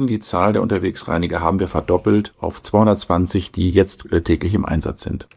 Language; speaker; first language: German; native; German